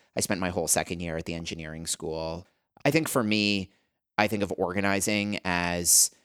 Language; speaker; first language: English; native; English